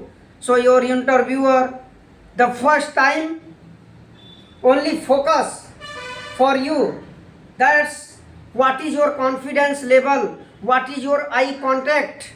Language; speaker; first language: English; non-native, learner; Hindi